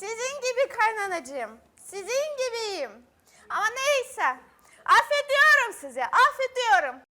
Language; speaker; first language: Turkish; non-native, learner; Russian